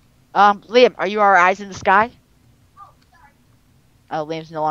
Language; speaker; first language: English; native; English